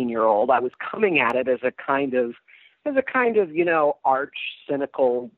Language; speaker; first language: English; native; English